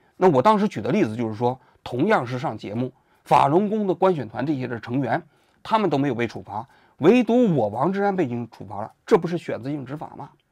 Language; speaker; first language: Chinese; native; Chinese